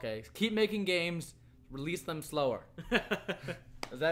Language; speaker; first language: English; native; English